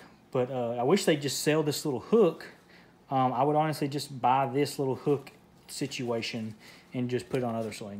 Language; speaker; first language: English; native; English